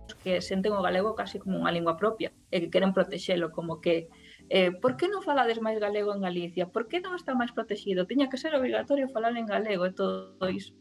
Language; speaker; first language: Galician; non-native, local second language; Spanish